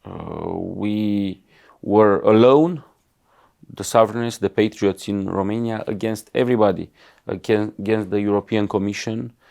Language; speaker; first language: English; non-native, fluent; Romanian